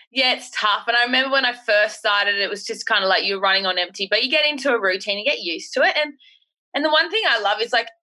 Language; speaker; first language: English; native; English